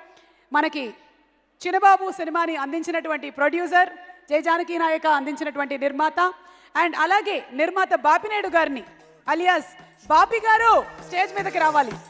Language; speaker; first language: Telugu; native; Telugu